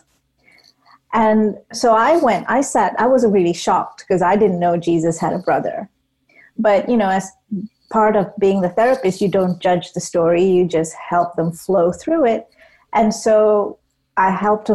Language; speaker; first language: English; non-native, local second language; Tamil